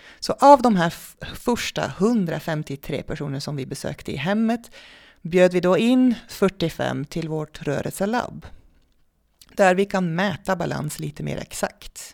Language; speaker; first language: Swedish; non-native, fluent; Dutch